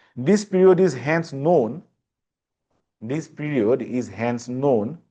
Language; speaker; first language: English; non-native, local second language; Assamese